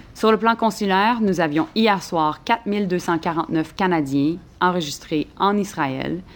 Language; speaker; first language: French; native; French